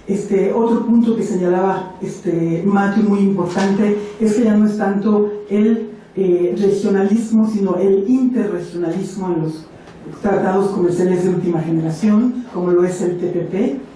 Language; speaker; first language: Spanish; native; Spanish